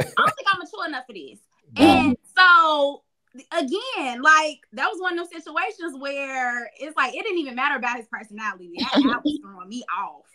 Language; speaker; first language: English; native; English